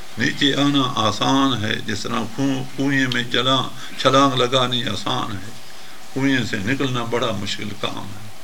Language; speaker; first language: Urdu; non-native, local second language; Punjabi